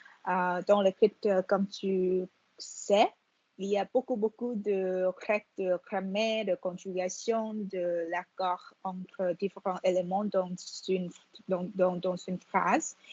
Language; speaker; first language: French; non-native, fluent; Vietnamese